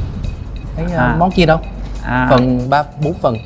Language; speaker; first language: Vietnamese; early bilingual, heritage; English